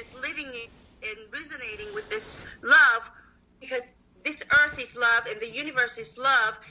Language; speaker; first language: English; non-native, fluent; Japanese